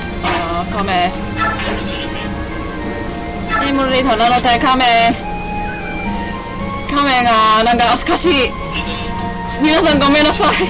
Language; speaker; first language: Japanese; non-native, learner; Cantonese